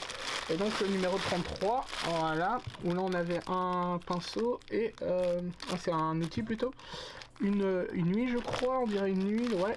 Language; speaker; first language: French; native; French